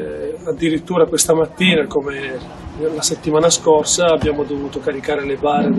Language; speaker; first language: Italian; native; Italian